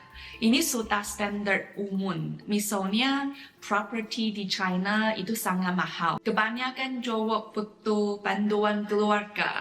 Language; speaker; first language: Indonesian; non-native, fluent; Chinese